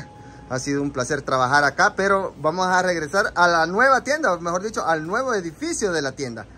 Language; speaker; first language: Spanish; native; Spanish